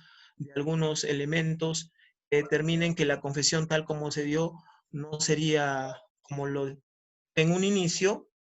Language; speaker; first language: Spanish; native; Spanish